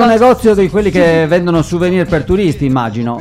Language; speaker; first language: Italian; native; Italian